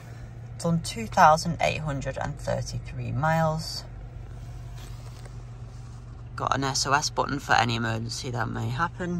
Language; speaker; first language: English; native; English